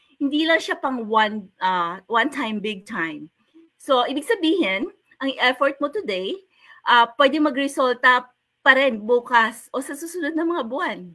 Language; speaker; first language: Filipino; native; Filipino